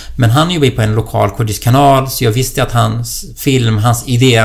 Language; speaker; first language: Swedish; non-native, fluent; Kurdish